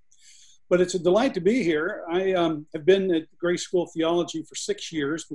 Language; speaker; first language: English; native; English